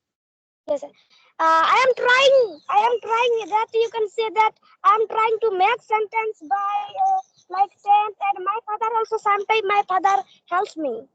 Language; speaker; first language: English; non-native, learner; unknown